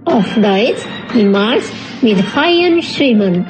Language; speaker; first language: German; non-native, fluent; Indonesian